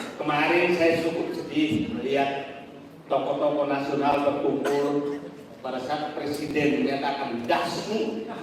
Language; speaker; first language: Indonesian; non-native, local second language; Buginese